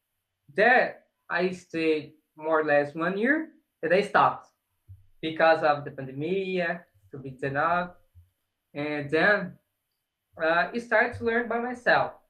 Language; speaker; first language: English; non-native, learner; Portuguese